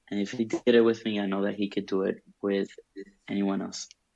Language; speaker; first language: English; early bilingual, other home language; Spanish